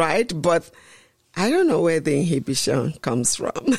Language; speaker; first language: English; non-native, local second language; Yoruba